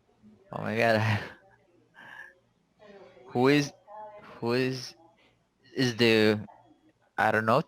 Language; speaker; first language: English; non-native, learner; Spanish